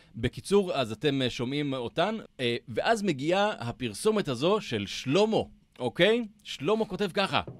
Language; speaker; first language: Hebrew; native; Hebrew